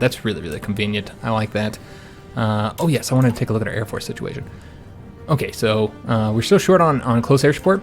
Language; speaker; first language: English; native; English